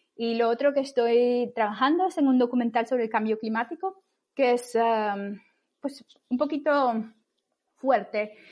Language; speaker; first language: Spanish; native; Spanish